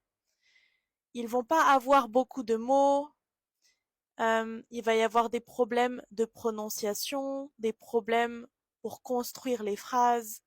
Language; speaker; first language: French; native; French